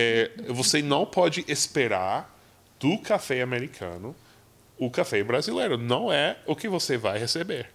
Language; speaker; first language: Portuguese; non-native, fluent; English